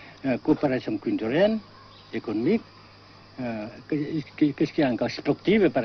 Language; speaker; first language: French; non-native, local second language; Vietnamese